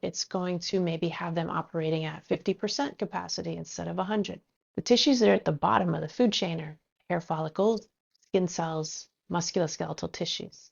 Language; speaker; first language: English; native; English